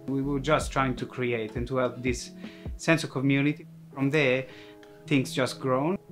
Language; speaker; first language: English; non-native, fluent; Italian